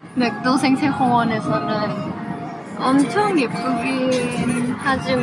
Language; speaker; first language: Korean; non-native, learner; Thai